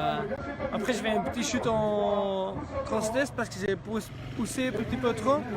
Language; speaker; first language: French; non-native, learner; Dutch